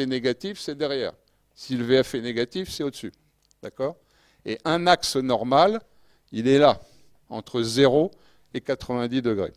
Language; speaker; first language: French; native; French